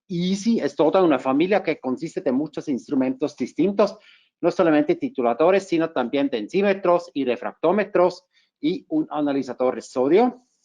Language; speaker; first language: Spanish; non-native, fluent; German